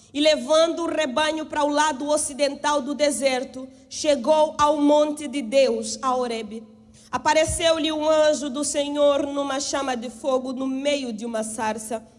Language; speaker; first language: Portuguese; native; Portuguese